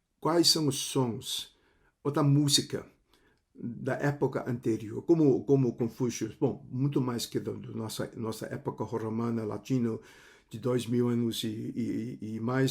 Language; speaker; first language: Portuguese; non-native, fluent; Cantonese